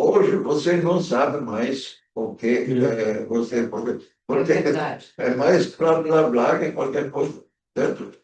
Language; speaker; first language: Portuguese; early bilingual, other home language; German